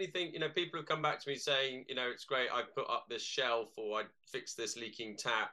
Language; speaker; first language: English; native; English